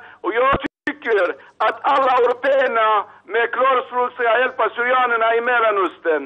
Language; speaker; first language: Swedish; non-native, fluent; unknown